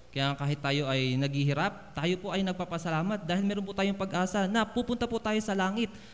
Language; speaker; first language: Filipino; native; Filipino